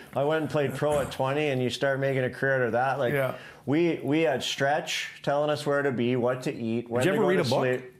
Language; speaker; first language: English; native; English